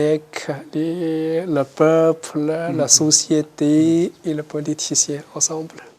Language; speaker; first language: French; non-native, fluent; Chinese